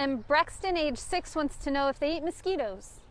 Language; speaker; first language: English; native; English